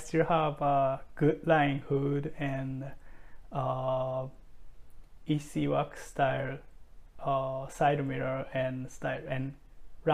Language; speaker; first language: English; non-native, fluent; Japanese